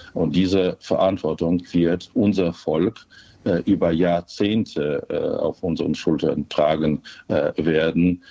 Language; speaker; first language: German; non-native, fluent; Ukrainian